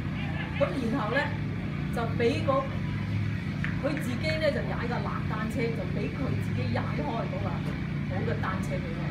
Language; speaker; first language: Cantonese; native; Cantonese